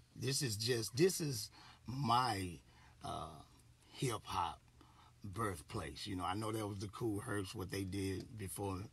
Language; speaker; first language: English; native; English